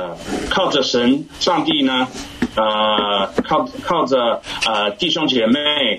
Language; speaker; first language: Chinese; early bilingual, heritage; English